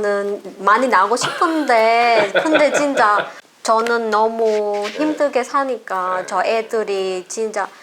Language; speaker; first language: Korean; non-native, learner; Vietnamese